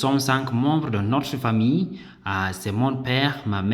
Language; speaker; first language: French; non-native, learner; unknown